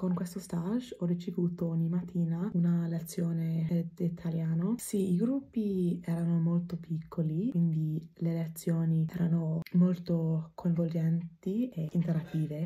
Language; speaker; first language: Italian; non-native, fluent; English